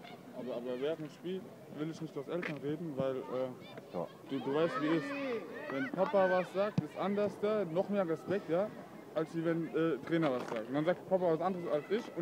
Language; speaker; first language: German; native; German